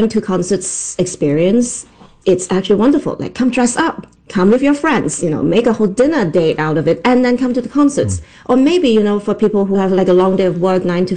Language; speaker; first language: English; non-native, local second language; Cantonese